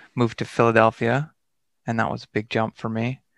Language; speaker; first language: English; native; English